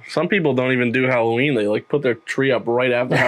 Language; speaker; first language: English; native; English